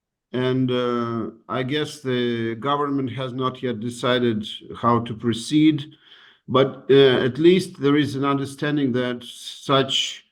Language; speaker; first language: English; non-native, fluent; Russian